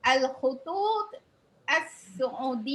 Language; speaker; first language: Arabic; non-native, learner; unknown